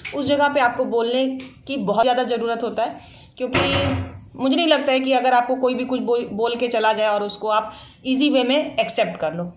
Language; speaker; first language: Hindi; native; Hindi